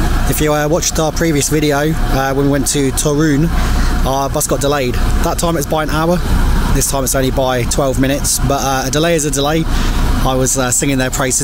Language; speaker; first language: English; native; English